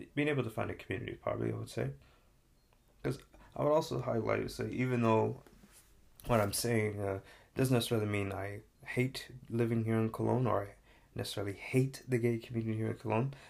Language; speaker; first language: English; native; English